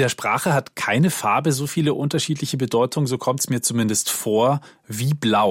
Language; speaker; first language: German; native; German